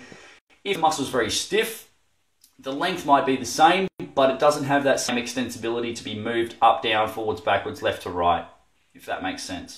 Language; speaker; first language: English; native; English